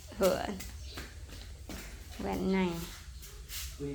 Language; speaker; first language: Thai; non-native, local second language; Northeastern Thai